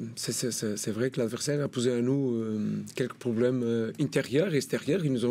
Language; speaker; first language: French; non-native, learner; Portuguese